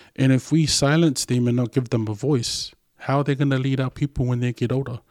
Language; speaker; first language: English; non-native, local second language; Samoan